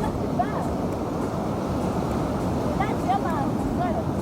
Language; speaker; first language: Arabic; native; Arabic